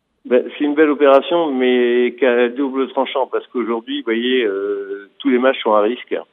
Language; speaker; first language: French; native; French